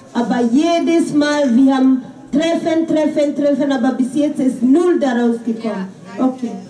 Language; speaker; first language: German; non-native, fluent; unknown